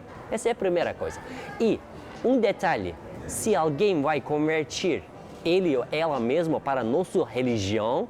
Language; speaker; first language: Portuguese; non-native, learner; Turkish